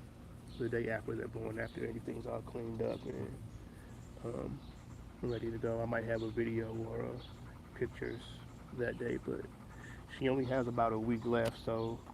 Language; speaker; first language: English; native; English